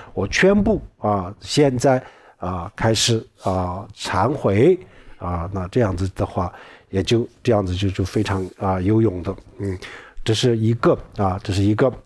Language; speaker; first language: Chinese; non-native, local second language; Tibetan